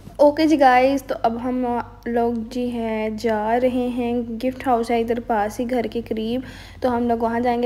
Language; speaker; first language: Urdu; native; Urdu